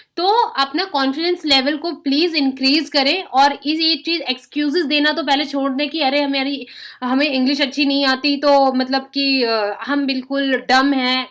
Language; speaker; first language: Hindi; native; Hindi